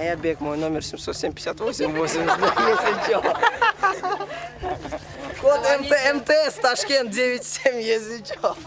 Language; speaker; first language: Russian; non-native, local second language; Uzbek